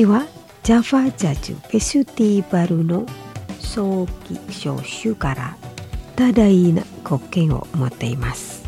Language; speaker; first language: Japanese; non-native, fluent; Indonesian